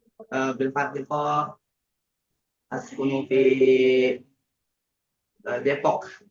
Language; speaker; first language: Arabic; non-native, learner; Indonesian